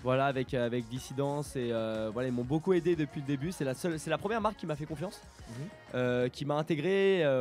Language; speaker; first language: French; native; French